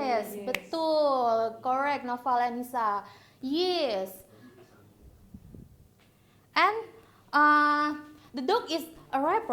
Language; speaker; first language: English; non-native, learner; Indonesian